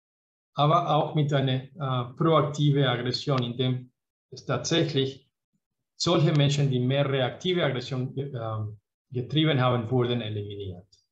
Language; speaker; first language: German; non-native, fluent; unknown